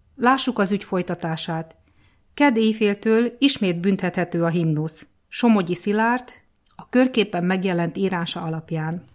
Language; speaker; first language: Hungarian; native; Hungarian